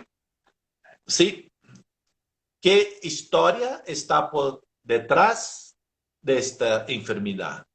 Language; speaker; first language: Spanish; non-native, learner; Portuguese